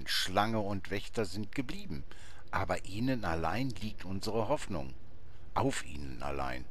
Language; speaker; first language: German; native; German